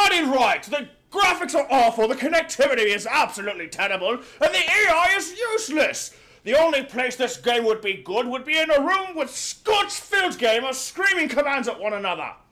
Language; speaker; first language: English; native; English